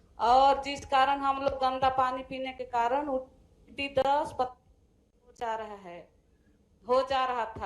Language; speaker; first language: Hindi; non-native, local second language; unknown